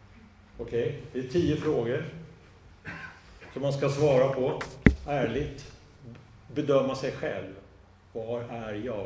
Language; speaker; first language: Swedish; native; Swedish